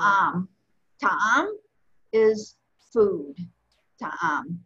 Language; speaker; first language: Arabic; non-native, fluent; English